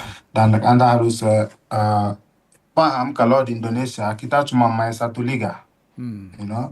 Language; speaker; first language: Indonesian; non-native, fluent; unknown